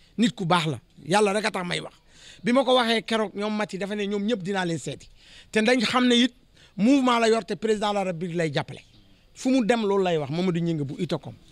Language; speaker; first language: Wolof; non-native, local second language; Fula